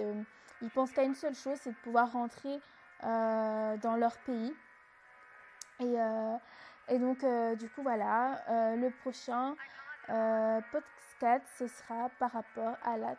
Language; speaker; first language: French; native; French